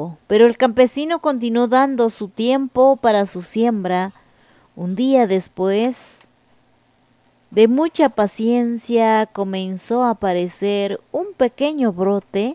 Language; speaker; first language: Spanish; native; Spanish